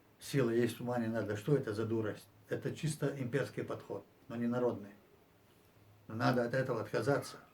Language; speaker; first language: Russian; non-native, local second language; Chechen